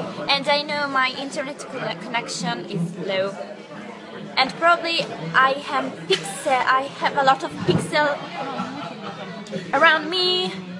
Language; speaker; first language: English; non-native, fluent; Italian